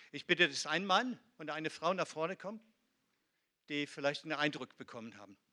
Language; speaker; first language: German; non-native, fluent; Hebrew